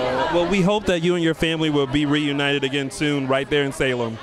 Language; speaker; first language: English; native; English